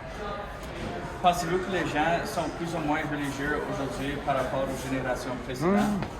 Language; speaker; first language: French; native; French